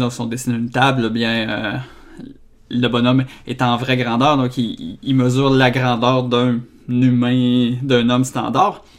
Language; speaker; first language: French; native; French